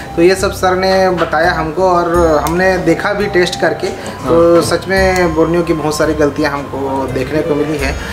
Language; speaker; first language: Hindi; native; Hindi